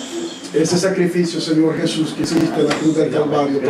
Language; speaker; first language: Spanish; native; Spanish